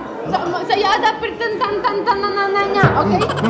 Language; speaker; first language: Indonesian; non-native, learner; Russian